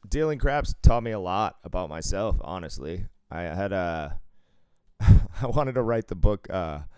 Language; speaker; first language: English; native; English